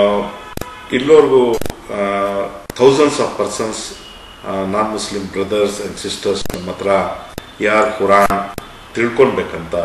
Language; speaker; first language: Kannada; non-native, local second language; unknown